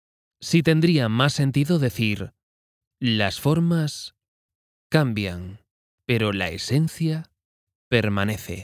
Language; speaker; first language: Spanish; native; Spanish